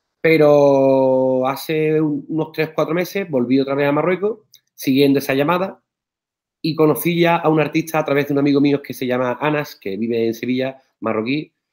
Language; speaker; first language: Spanish; native; Spanish